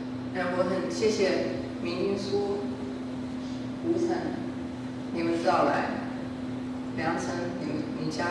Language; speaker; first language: Chinese; early bilingual, heritage; Chinese